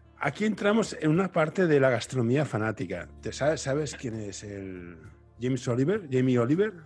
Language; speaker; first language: Spanish; native; Spanish